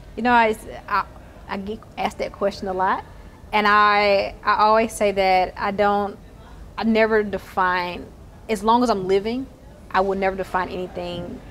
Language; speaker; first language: English; native; English